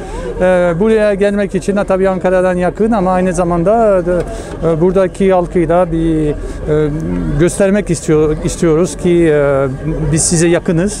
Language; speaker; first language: Turkish; non-native, fluent; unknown